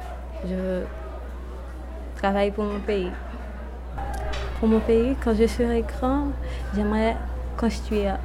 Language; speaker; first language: French; non-native, local second language; Haitian Creole